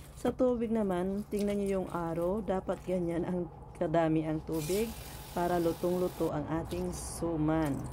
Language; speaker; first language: Filipino; non-native, local second language; Cebuano